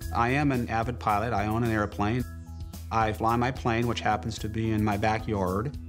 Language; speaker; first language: English; native; English